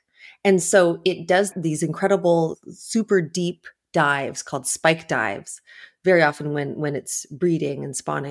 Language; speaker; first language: English; native; English